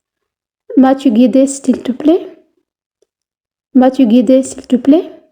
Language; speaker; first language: French; non-native, fluent; Arabic